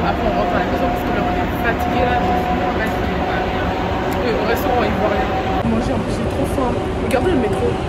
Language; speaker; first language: French; native; French